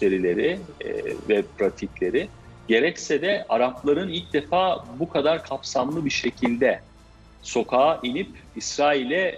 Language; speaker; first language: Turkish; native; Turkish